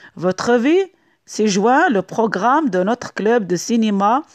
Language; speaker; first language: French; non-native, local second language; Arabic